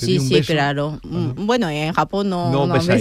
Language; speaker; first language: Spanish; non-native, fluent; Japanese